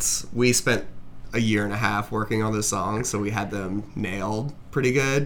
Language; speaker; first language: English; native; English